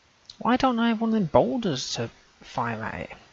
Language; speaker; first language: English; native; English